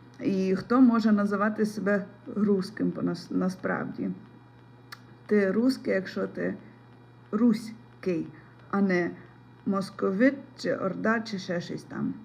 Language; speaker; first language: Ukrainian; non-native, local second language; Russian